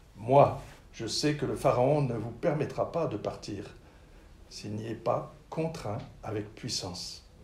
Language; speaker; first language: French; native; French